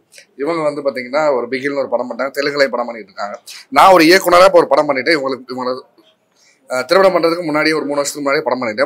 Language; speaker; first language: Tamil; native; Tamil